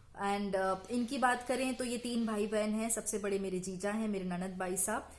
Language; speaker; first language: Hindi; native; Hindi